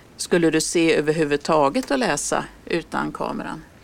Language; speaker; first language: Swedish; native; Swedish